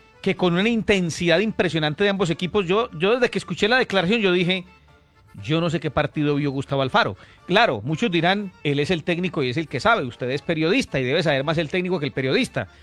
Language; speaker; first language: Spanish; native; Spanish